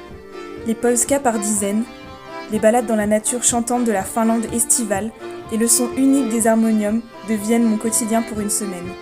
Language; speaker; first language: French; native; French